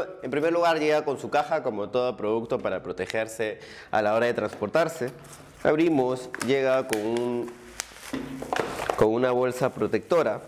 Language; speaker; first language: Spanish; native; Spanish